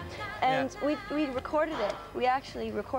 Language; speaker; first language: English; native; English